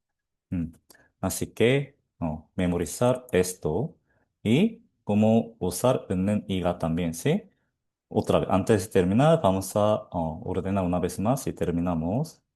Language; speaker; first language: Spanish; non-native, fluent; Korean